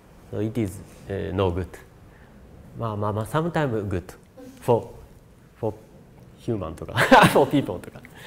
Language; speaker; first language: English; non-native, learner; Japanese